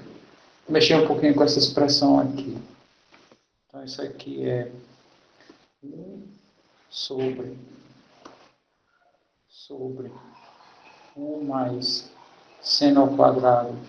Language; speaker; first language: Portuguese; native; Portuguese